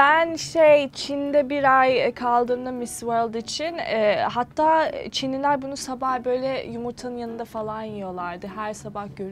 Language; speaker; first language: Turkish; early bilingual, heritage; Turkish